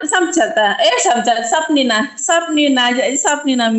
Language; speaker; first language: Chinese; non-native, learner; Indonesian